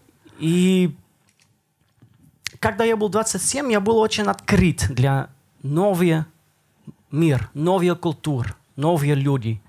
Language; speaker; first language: Russian; non-native, learner; Dutch